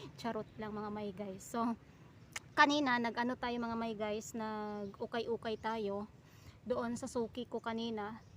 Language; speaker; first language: Filipino; non-native, local second language; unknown